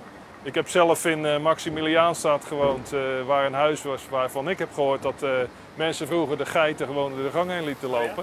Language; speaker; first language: Dutch; native; Dutch